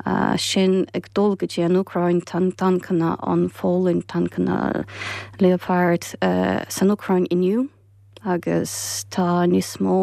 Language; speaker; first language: Irish; non-native, fluent; Ukrainian